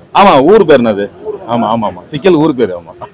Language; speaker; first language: Tamil; native; Tamil